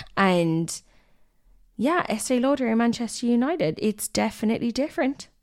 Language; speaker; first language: English; native; English